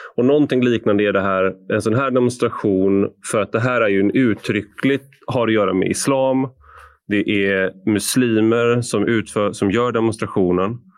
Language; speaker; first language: Swedish; native; Swedish